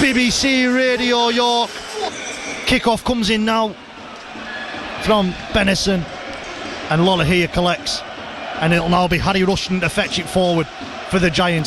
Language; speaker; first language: English; native; English